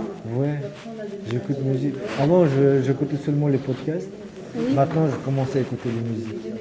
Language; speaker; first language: French; non-native, learner; Uzbek